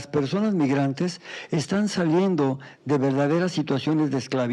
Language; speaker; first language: Spanish; native; Spanish